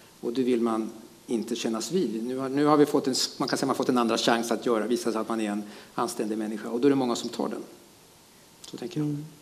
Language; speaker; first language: Swedish; early bilingual, other home language; German